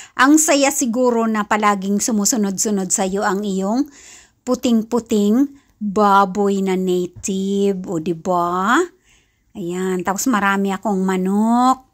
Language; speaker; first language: Filipino; non-native, local second language; Kinaray-a